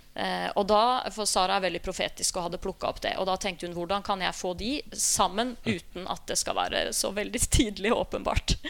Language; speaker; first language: Norwegian; native; Norwegian